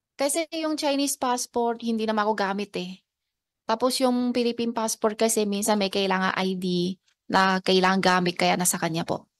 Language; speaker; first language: Filipino; non-native, learner; Chinese